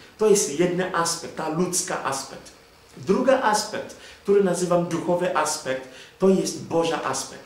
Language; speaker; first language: Polish; non-native, fluent; Igbo